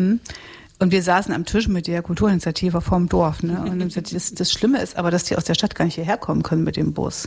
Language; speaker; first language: German; native; German